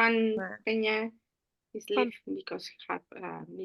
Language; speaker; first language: English; non-native, learner; Spanish